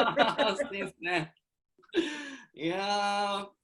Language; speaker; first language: English; non-native, learner; Japanese